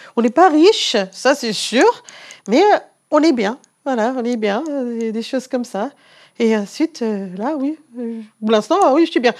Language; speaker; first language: French; non-native, fluent; English